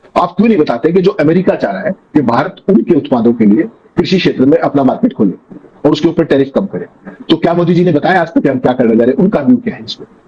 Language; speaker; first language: Hindi; native; Hindi